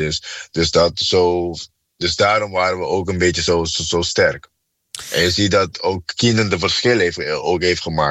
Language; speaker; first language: Dutch; non-native, fluent; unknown